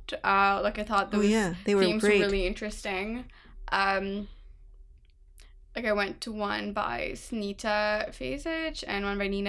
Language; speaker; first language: English; non-native, local second language; Urdu